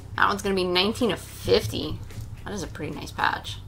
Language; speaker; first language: English; native; English